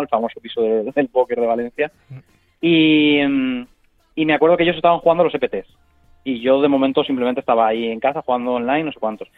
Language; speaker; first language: Spanish; native; Spanish